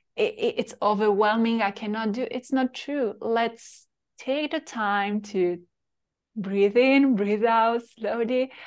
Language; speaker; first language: English; non-native, fluent; French